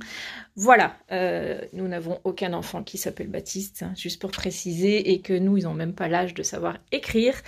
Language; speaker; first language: French; native; French